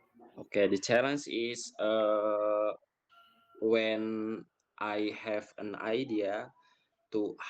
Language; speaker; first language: English; non-native, fluent; Indonesian